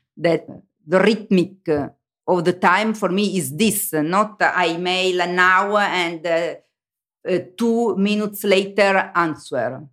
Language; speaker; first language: English; non-native, learner; Italian